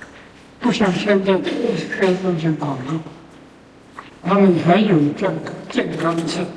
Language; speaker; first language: Chinese; non-native, local second language; Min Nan Chinese